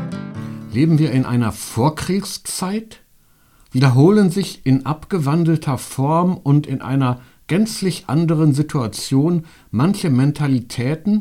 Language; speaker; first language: German; native; German